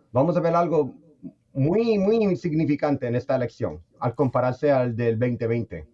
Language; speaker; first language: Spanish; early bilingual, heritage; Spanish